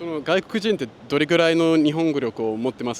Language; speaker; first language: Japanese; non-native, fluent; English